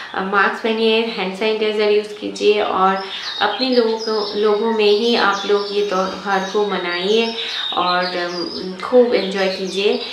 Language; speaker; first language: Hindi; non-native, local second language; Bangla